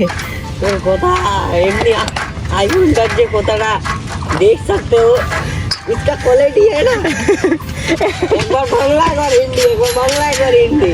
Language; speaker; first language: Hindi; non-native, local second language; Bangla